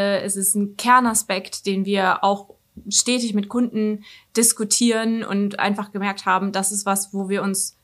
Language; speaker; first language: German; native; German